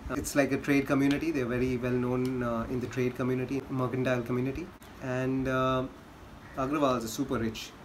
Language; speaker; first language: English; non-native, local second language; Hindi